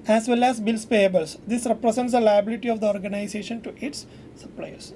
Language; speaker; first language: English; non-native, local second language; Malayalam